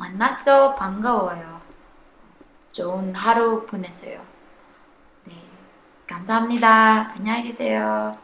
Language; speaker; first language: Korean; non-native, learner; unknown